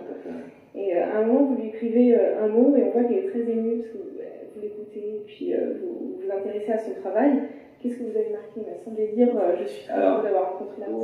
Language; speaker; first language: French; native; French